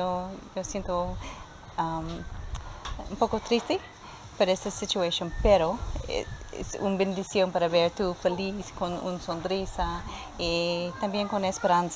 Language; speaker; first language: Spanish; non-native, learner; English